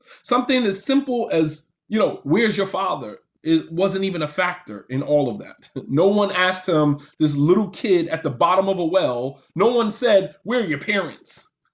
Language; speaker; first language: English; native; English